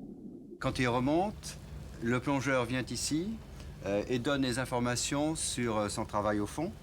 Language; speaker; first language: French; native; French